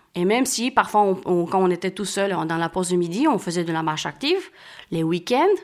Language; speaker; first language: French; non-native, fluent; Romanian